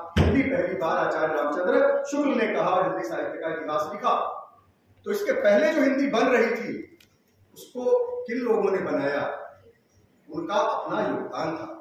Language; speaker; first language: Hindi; native; Hindi